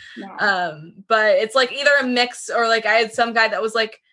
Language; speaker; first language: English; native; English